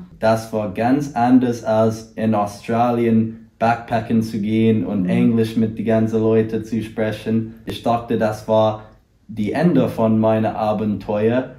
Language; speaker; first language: German; non-native, fluent; English